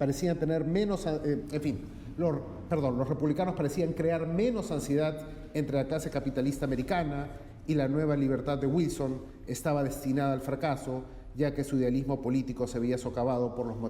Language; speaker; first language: Spanish; native; Spanish